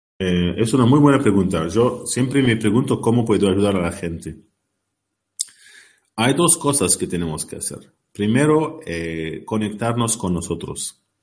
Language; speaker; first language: Spanish; non-native, learner; Arabic